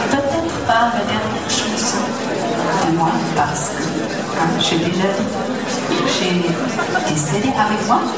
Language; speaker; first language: French; non-native, learner; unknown